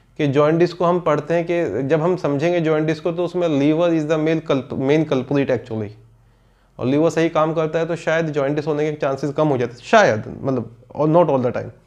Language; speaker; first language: Hindi; native; Hindi